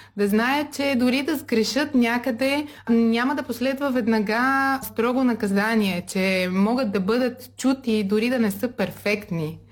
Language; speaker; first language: Bulgarian; native; Bulgarian